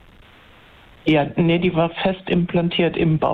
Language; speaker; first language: German; native; German